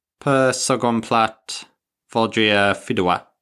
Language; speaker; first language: Catalan; non-native, learner; English